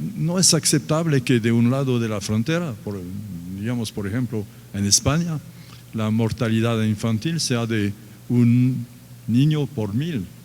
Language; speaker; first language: Spanish; non-native, fluent; French